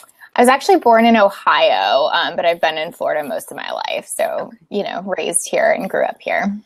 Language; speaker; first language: English; native; English